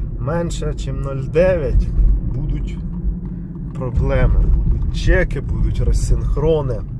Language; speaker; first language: Ukrainian; non-native, local second language; Russian